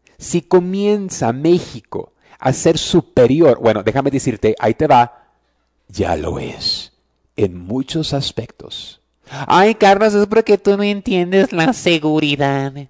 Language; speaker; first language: Spanish; early bilingual, heritage; Spanish